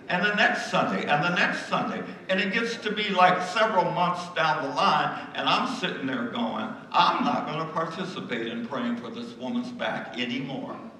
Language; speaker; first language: English; native; English